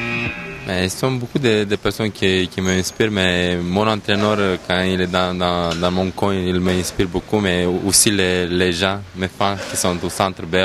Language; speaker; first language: French; non-native, fluent; Romanian